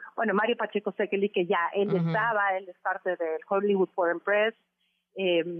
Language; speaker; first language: Spanish; native; Spanish